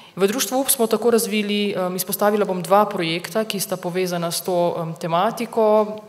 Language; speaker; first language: Slovenian; native; Slovenian